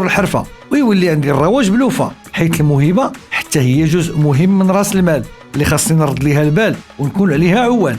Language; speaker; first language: Arabic; native; Arabic